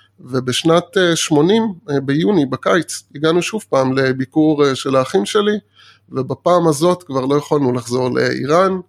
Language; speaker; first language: Hebrew; early bilingual, other home language; Persian